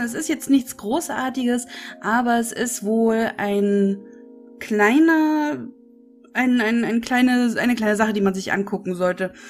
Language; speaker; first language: German; native; German